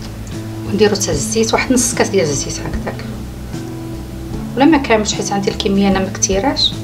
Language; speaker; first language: Arabic; native; Arabic